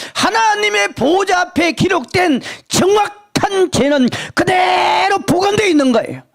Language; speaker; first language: Korean; native; Korean